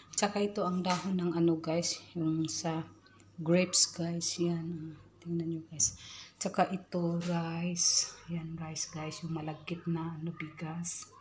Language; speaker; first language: Filipino; non-native, local second language; Cebuano